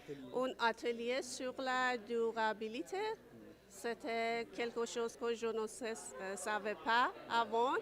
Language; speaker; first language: French; non-native, learner; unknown